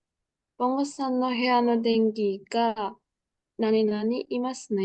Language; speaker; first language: Japanese; non-native, learner; Indonesian